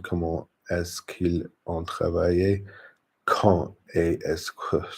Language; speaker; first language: French; non-native, learner; English